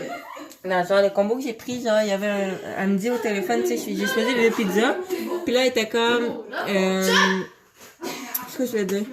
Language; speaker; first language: French; native; French